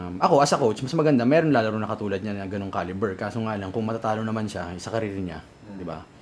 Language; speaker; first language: Filipino; native; Filipino